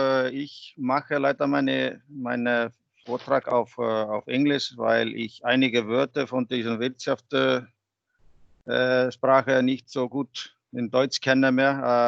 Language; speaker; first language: German; non-native, fluent; Icelandic